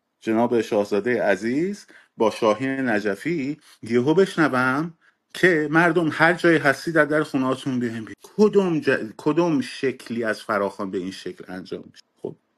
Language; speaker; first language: Persian; native; Persian